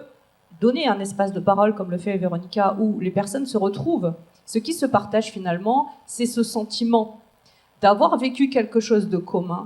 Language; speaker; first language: French; native; French